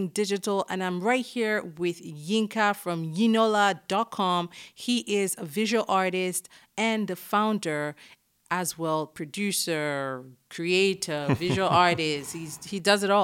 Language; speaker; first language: English; non-native, local second language; Yoruba